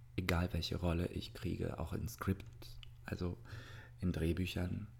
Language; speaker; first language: German; early bilingual, other home language; Russian